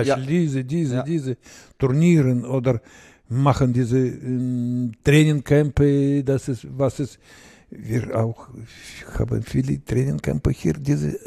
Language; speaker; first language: German; non-native, learner; Russian